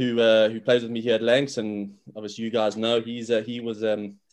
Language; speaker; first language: English; native; English